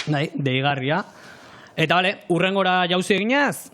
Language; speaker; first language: Basque; native; Basque